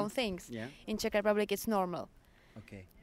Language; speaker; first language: English; non-native, learner; Czech